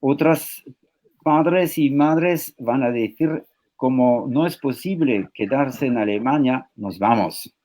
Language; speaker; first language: Spanish; non-native, fluent; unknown